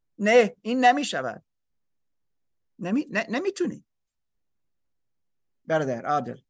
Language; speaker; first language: Persian; non-native, learner; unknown